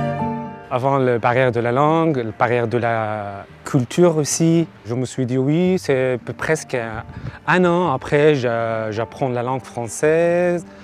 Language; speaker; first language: French; non-native, learner; Arabic